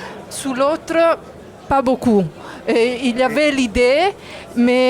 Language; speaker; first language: French; non-native, learner; Italian